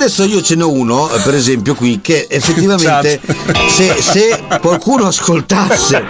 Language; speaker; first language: Italian; native; Italian